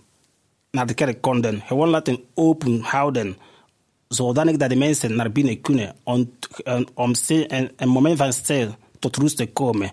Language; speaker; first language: Dutch; non-native, fluent; Igbo